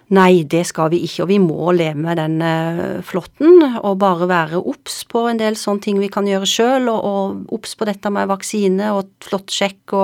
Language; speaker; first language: Norwegian; native; Norwegian